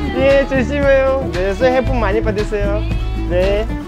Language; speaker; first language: Korean; non-native, learner; Ukrainian